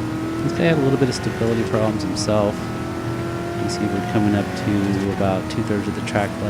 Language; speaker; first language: English; native; English